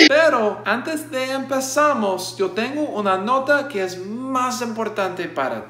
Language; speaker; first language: Spanish; non-native, learner; English